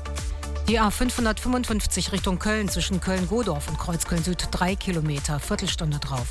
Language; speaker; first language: German; native; German